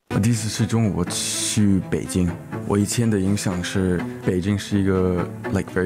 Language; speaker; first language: Chinese; early bilingual, heritage; English